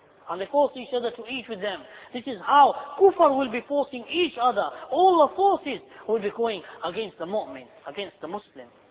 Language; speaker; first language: English; native; English